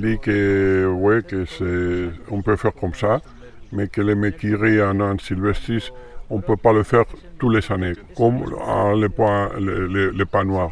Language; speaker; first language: French; non-native, learner; Spanish